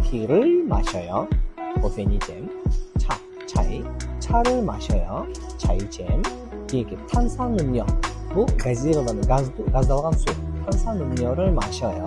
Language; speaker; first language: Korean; non-native, fluent; Kyrgyz